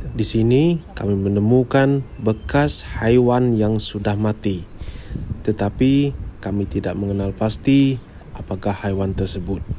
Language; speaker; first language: Malay; non-native, local second language; Iban